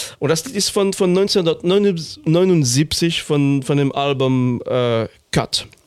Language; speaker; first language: German; non-native, fluent; French